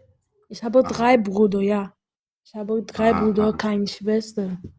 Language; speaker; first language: German; non-native, learner; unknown